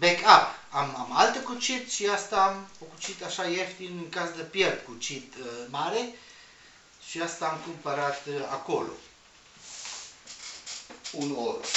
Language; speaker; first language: Romanian; non-native, learner; Spanish